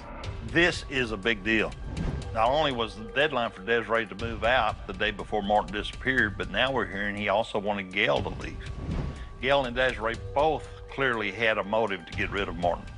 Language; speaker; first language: English; native; English